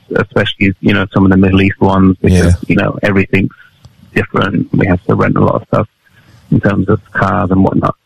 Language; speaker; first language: English; native; English